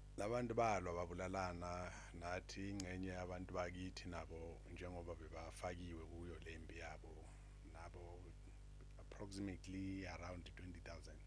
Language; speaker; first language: Zulu; non-native, local second language; Xhosa